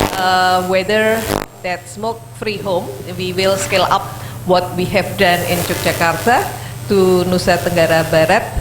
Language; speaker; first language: English; non-native, fluent; Indonesian